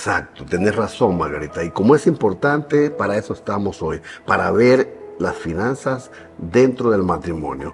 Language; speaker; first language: Spanish; native; Spanish